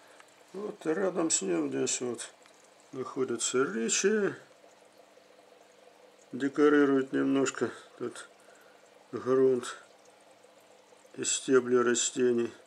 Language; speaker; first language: Russian; native; Russian